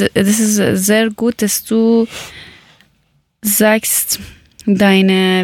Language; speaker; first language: German; non-native, learner; Persian